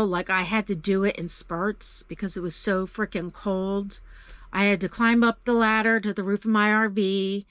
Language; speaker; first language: English; native; English